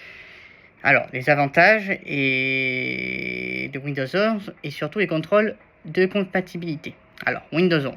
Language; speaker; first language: French; native; French